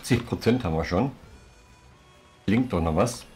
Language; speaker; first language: German; native; German